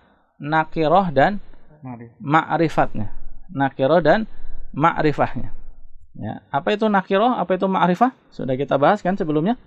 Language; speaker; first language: Indonesian; native; Indonesian